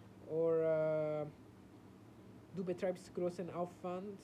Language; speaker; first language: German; non-native, learner; Italian